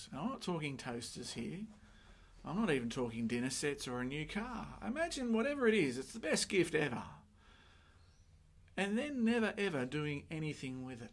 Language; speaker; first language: English; native; English